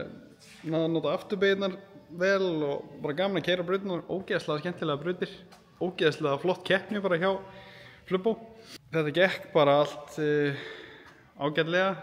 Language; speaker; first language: Icelandic; native; Icelandic